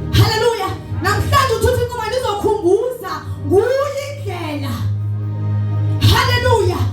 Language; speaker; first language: Zulu; non-native, local second language; Xhosa